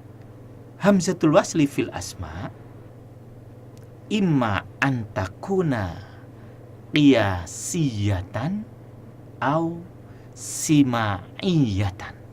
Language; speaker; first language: Arabic; non-native, fluent; Indonesian